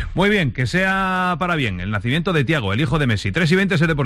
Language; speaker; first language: Spanish; native; Spanish